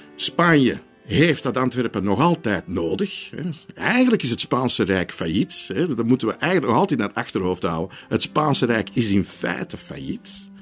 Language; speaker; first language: Dutch; native; Dutch